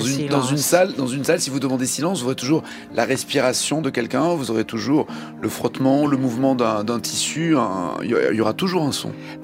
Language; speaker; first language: French; native; French